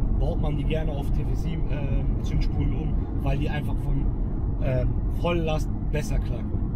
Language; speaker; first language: German; early bilingual, other home language; Turkish